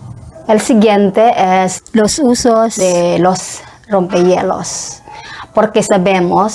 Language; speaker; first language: Spanish; non-native, fluent; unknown